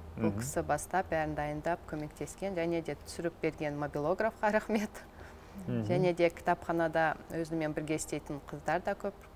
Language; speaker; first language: Kazakh; non-native, local second language; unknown